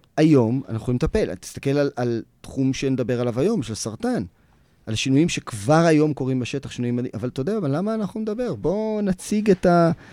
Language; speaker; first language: Hebrew; native; Hebrew